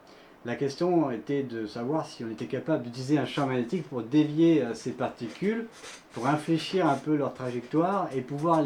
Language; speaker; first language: French; native; French